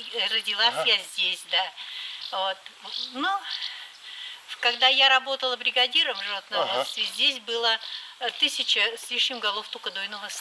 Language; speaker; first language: Russian; native; Russian